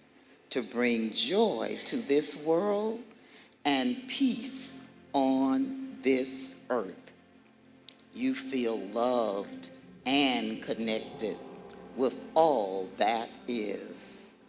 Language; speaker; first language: English; native; English